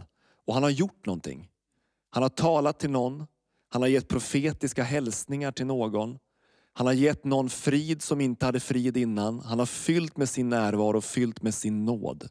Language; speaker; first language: Swedish; native; Swedish